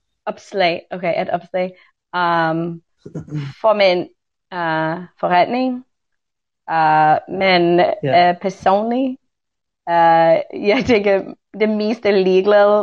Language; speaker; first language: Norwegian; non-native, learner; English